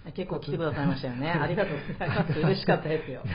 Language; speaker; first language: Japanese; native; Japanese